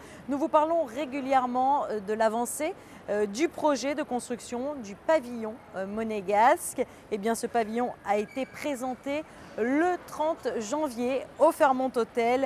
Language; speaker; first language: French; native; French